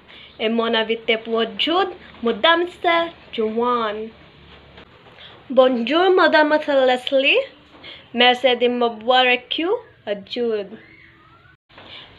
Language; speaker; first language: French; non-native, learner; Filipino